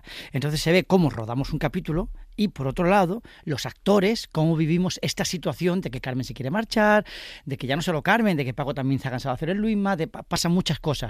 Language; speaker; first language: Spanish; native; Spanish